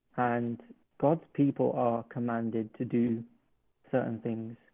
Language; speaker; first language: English; native; English